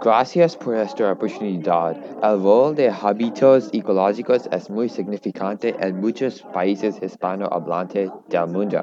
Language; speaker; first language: Spanish; non-native, learner; English